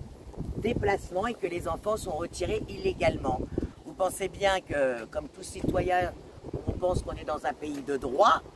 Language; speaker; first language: French; native; French